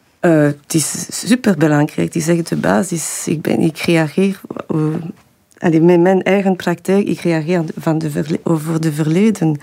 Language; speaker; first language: Dutch; non-native, local second language; French